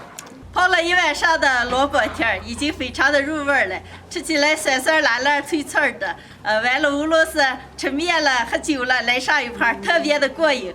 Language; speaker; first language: Chinese; native; Chinese